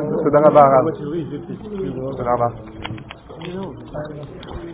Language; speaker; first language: Hebrew; non-native, fluent; French